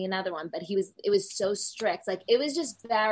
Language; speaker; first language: English; native; English